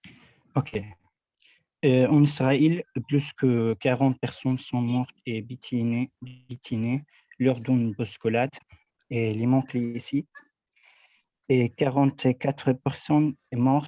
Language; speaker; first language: French; non-native, learner; Arabic